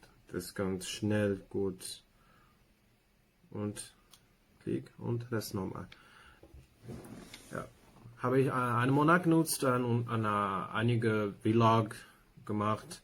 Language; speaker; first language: German; non-native, learner; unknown